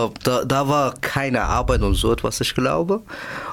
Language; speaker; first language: German; non-native, learner; Persian